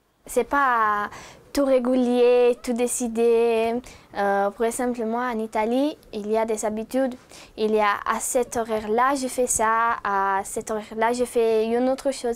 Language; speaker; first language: French; non-native, fluent; Italian